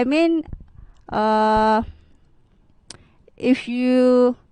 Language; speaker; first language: English; non-native, learner; Indonesian